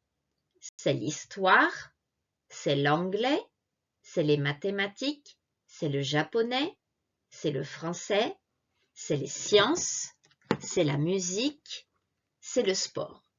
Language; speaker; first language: French; non-native, fluent; Japanese